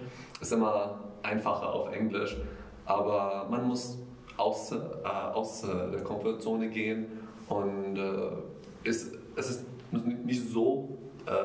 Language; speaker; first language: German; non-native, fluent; Arabic